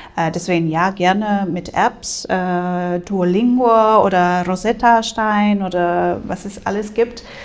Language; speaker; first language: German; non-native, fluent; Spanish